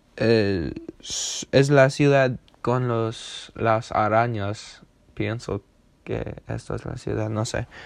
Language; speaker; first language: Spanish; non-native, learner; English